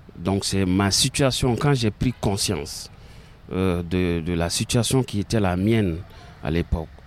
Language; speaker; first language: French; non-native, local second language; Bambara